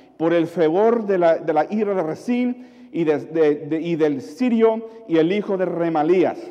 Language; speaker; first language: Spanish; early bilingual, other home language; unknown